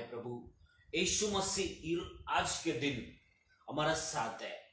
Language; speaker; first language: Hindi; non-native, local second language; Telugu